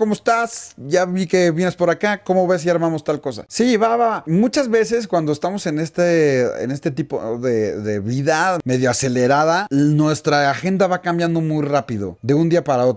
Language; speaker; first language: Spanish; native; Spanish